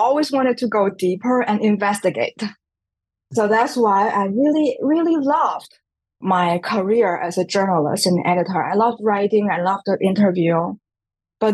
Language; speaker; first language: English; non-native, fluent; Chinese